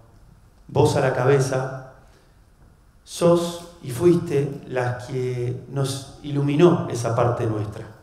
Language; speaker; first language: Spanish; native; Spanish